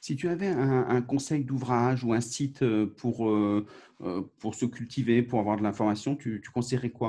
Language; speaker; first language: French; native; French